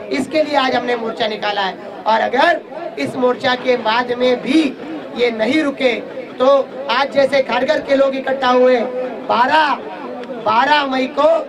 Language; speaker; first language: Hindi; non-native, local second language; Marathi